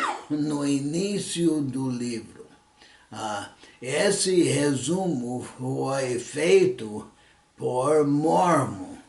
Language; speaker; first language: Portuguese; early bilingual, other home language; English